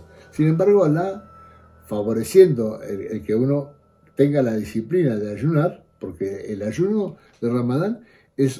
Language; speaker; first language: Spanish; native; Spanish